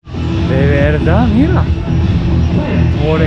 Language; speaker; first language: Spanish; non-native, learner; Japanese